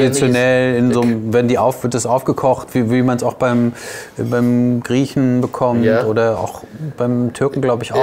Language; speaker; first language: German; native; German